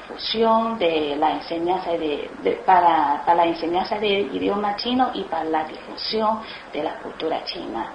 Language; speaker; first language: Spanish; non-native, learner; Chinese